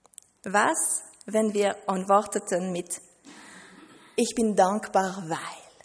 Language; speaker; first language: German; non-native, fluent; French